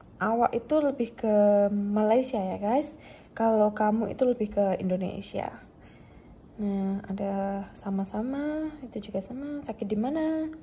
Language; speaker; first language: Indonesian; native; Indonesian